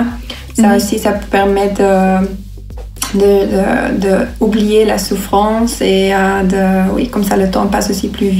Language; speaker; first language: French; non-native, local second language; Dutch